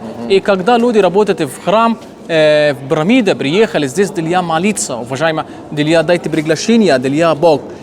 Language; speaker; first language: Russian; non-native, learner; Arabic